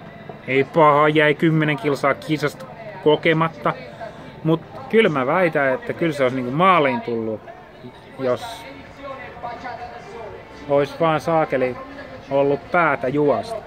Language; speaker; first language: Finnish; native; Finnish